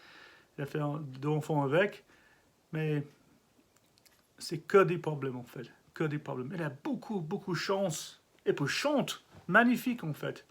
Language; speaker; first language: French; non-native, learner; English